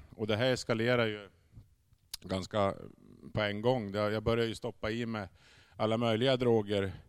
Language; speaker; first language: Swedish; native; Swedish